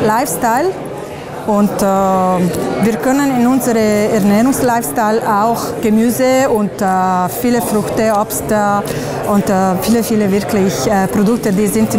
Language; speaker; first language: German; non-native, fluent; Italian